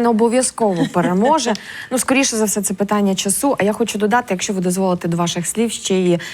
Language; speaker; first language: Ukrainian; native; Ukrainian